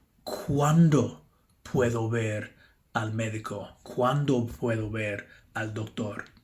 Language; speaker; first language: Spanish; non-native, fluent; English